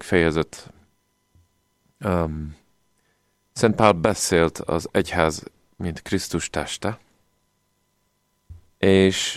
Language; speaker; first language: Hungarian; non-native, fluent; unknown